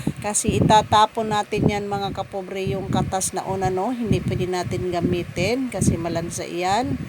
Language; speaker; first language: Filipino; non-native, local second language; Cebuano